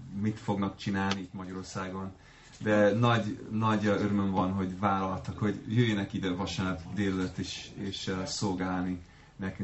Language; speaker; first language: Hungarian; non-native, fluent; English